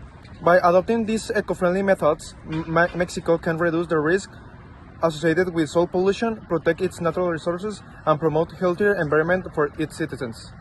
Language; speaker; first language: English; non-native, learner; Spanish